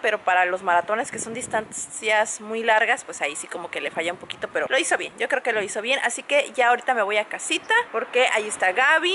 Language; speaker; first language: Spanish; native; Spanish